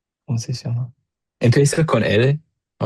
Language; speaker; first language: Spanish; non-native, learner; English